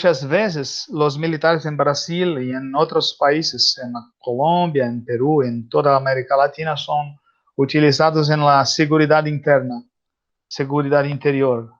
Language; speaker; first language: Spanish; non-native, learner; Portuguese